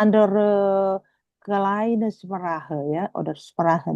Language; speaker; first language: German; non-native, fluent; Indonesian